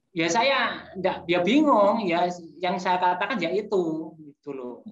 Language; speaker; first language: Indonesian; native; Indonesian